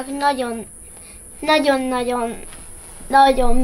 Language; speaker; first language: Hungarian; early bilingual, heritage; Hungarian